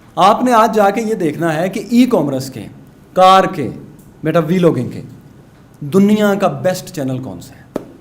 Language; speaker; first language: Urdu; non-native, local second language; Punjabi